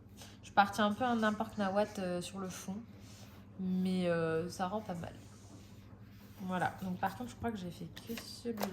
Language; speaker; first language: French; native; French